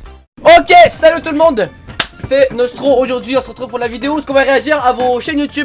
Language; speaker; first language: French; native; French